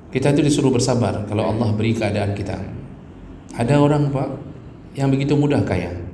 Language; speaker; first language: Malay; non-native, local second language; Achinese